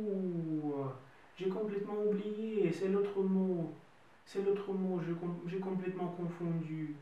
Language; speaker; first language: French; non-native, fluent; Russian